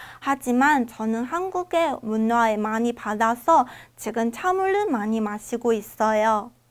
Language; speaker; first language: Korean; non-native, fluent; Chinese